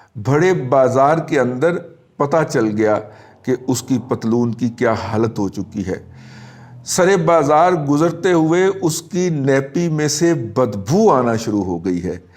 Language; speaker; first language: Urdu; non-native, local second language; Punjabi